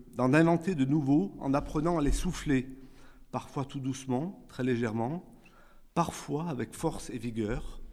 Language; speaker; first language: French; native; French